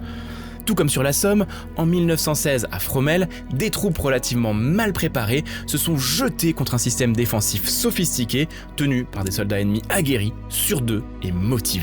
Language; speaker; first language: French; native; French